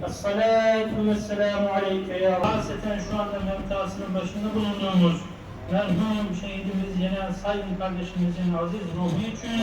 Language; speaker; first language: Turkish; native; Turkish